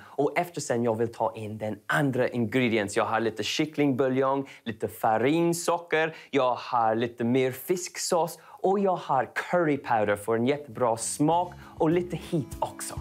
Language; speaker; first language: Swedish; non-native, learner; English